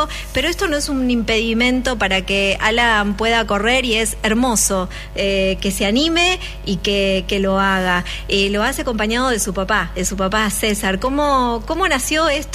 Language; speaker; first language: Spanish; native; Spanish